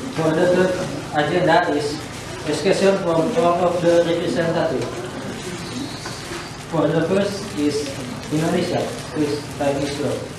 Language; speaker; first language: English; non-native, learner; Indonesian